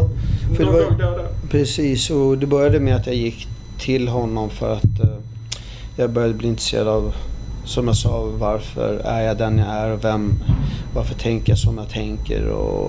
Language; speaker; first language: Swedish; early bilingual, other home language; Arabic